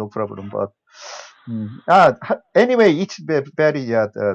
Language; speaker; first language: English; non-native, learner; Korean